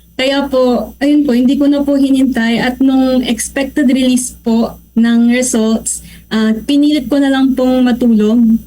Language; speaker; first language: Filipino; non-native, local second language; Pangasinan